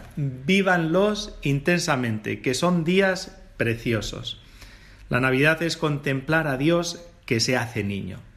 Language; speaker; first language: Spanish; native; Spanish